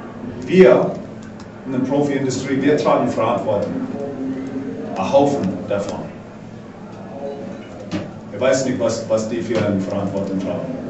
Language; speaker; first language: German; non-native, fluent; English